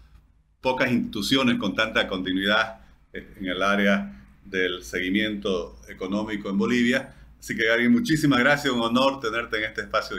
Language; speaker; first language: Spanish; native; Spanish